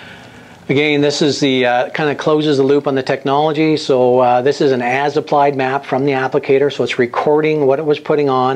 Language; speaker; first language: English; native; English